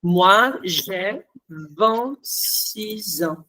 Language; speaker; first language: French; non-native, fluent; Portuguese